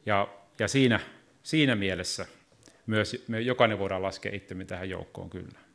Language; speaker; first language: Finnish; native; Finnish